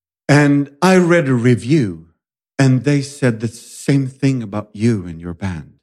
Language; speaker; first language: English; non-native, fluent; Swedish